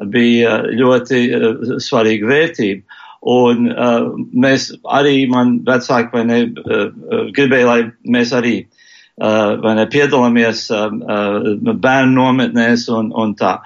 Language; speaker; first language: Latvian; early bilingual, heritage; English